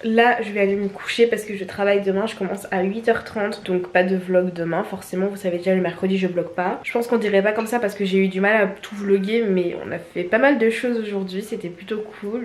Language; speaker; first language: French; native; French